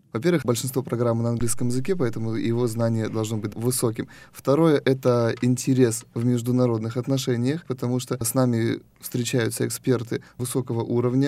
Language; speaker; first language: Russian; native; Russian